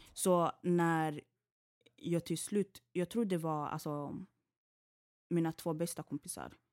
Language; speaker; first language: Swedish; early bilingual, other home language; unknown